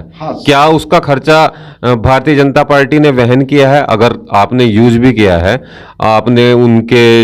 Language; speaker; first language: Hindi; native; Hindi